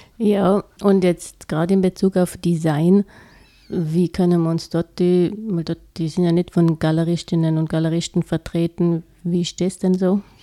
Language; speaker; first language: German; native; German